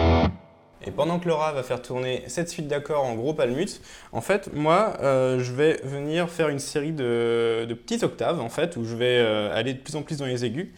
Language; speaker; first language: French; native; French